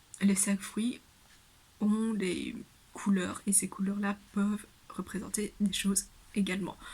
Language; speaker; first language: French; early bilingual, other home language; Vietnamese